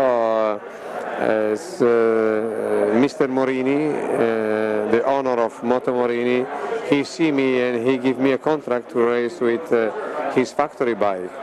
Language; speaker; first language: English; non-native, learner; Italian